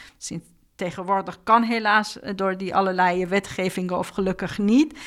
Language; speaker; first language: Dutch; non-native, fluent; Persian